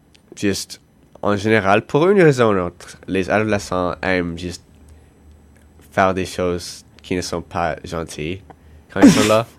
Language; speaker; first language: French; non-native, local second language; English